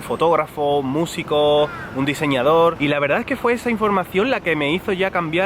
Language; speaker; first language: Spanish; native; Spanish